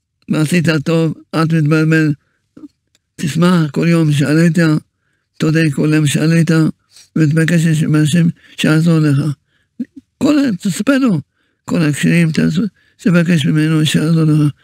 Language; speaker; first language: Hebrew; early bilingual, other home language; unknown